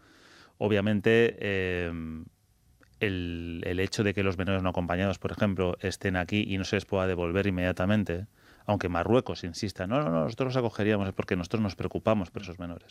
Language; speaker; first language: Spanish; native; Spanish